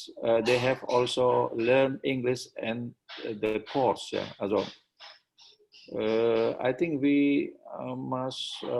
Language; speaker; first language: English; non-native, learner; Indonesian